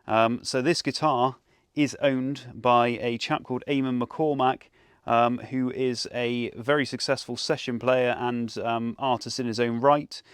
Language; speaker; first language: English; native; English